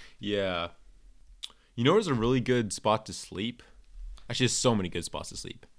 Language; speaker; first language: English; native; English